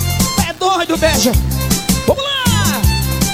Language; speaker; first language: Portuguese; native; Portuguese